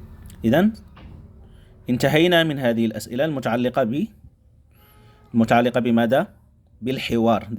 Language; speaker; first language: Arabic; non-native, fluent; Indonesian